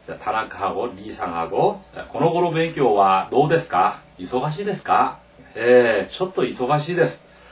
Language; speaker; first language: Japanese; non-native, fluent; Korean